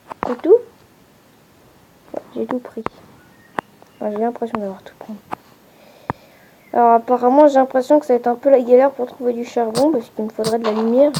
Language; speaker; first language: French; native; French